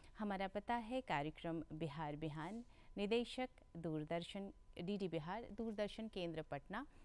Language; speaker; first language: Hindi; native; Hindi